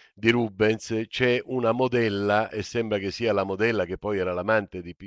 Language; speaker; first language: Italian; native; Italian